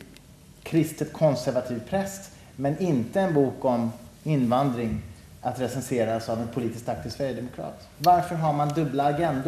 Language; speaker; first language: Swedish; native; Swedish